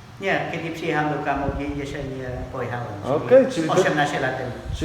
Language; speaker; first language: Polish; non-native, learner; Khmer